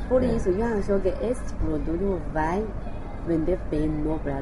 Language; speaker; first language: Portuguese; non-native, learner; Chinese